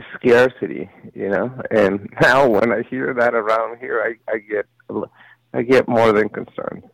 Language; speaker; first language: English; early bilingual, other home language; Spanish